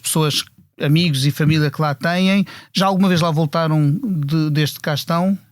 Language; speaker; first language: Portuguese; native; Portuguese